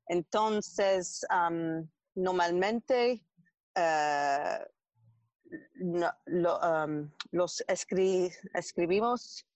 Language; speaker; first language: Spanish; non-native, learner; English